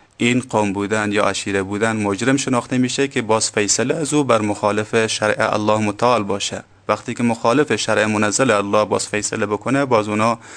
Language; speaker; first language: Persian; native; Persian